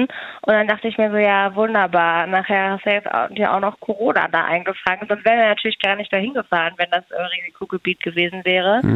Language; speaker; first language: German; native; German